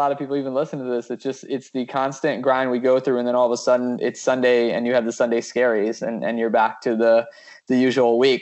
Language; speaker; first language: English; native; English